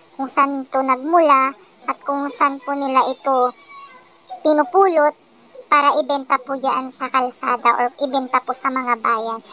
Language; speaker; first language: Filipino; non-native, local second language; Pangasinan